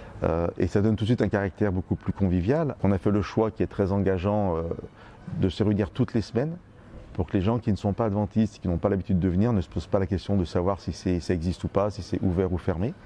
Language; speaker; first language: French; native; French